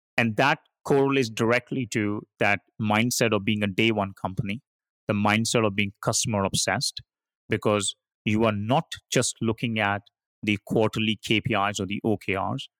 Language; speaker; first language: English; non-native, local second language; Hindi